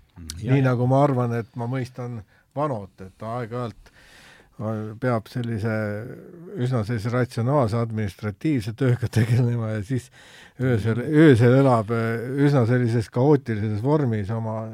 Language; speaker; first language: Estonian; native; Estonian